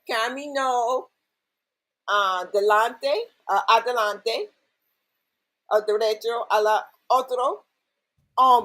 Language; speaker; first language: Spanish; non-native, learner; English